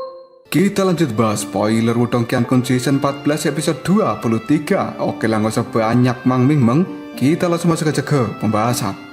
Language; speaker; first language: Indonesian; native; Indonesian